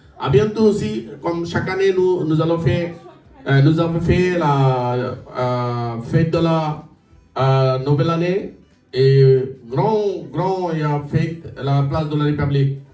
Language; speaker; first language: French; non-native, learner; Bangla